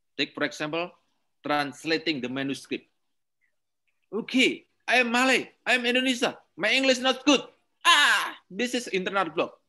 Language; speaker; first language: English; non-native, learner; Indonesian